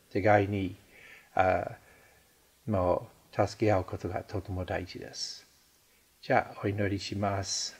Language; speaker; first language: Japanese; non-native, fluent; English